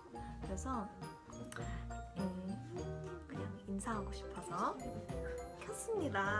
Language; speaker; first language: Korean; early bilingual, heritage; Korean